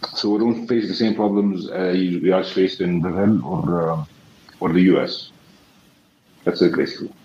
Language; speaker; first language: English; non-native, fluent; Arabic